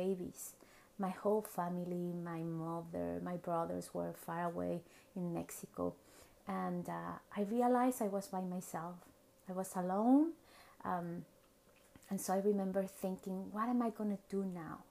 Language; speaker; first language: English; non-native, fluent; Spanish